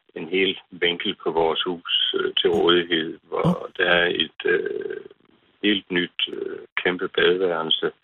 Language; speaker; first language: Danish; native; Danish